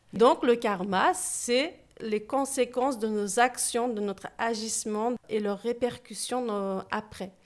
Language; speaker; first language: French; early bilingual, other home language; Turkish